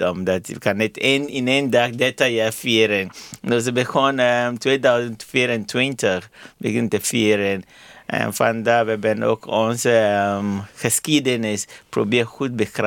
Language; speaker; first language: Dutch; non-native, learner; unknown